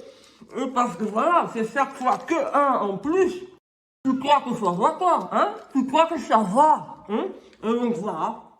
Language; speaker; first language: French; native; French